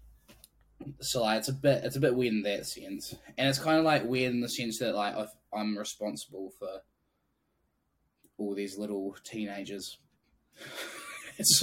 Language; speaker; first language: English; native; English